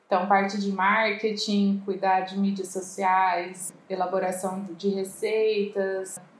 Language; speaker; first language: Portuguese; native; Portuguese